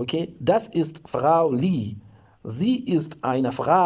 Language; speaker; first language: German; non-native, learner; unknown